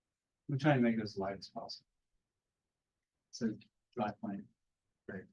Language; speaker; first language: English; native; English